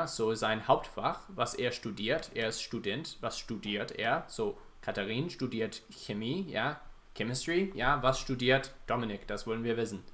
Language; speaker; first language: German; non-native, fluent; English